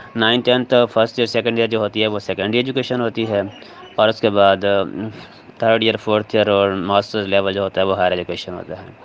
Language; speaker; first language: Urdu; non-native, local second language; Saraiki